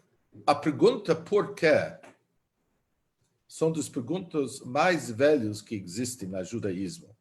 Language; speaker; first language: Portuguese; non-native, fluent; Hebrew